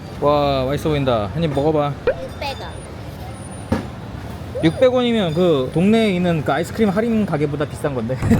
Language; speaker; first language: Korean; native; Korean